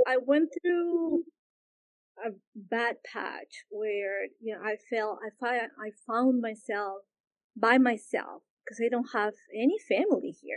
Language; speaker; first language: English; non-native, fluent; Spanish